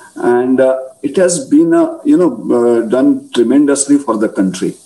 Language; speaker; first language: English; non-native, local second language; Marathi